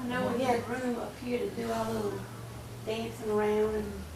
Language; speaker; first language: English; native; English